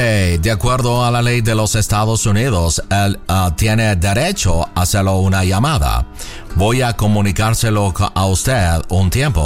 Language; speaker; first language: Spanish; native; Spanish